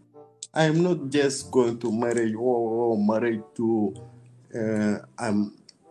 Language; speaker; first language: English; non-native, learner; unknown